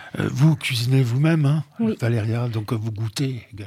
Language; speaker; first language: French; native; French